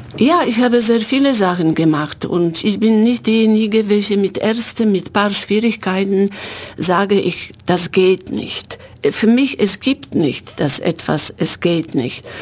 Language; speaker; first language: German; non-native, fluent; Polish